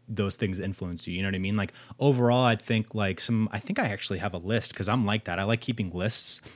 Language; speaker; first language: English; native; English